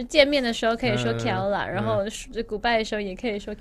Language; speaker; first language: Chinese; native; Chinese